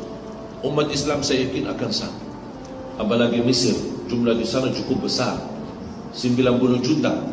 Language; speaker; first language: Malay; non-native, fluent; Arabic